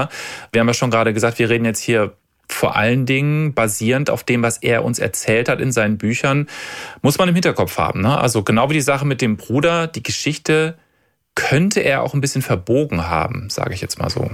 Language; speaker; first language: German; native; German